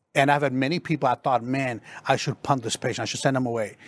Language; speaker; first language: English; non-native, local second language; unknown